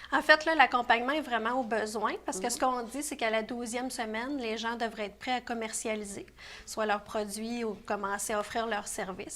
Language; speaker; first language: French; native; French